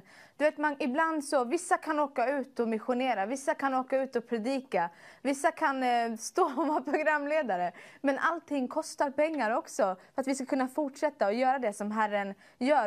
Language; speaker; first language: Swedish; early bilingual, other home language; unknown